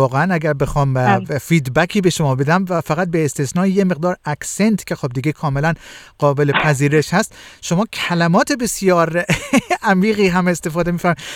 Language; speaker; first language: Persian; native; Persian